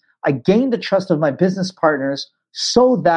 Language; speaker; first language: English; native; English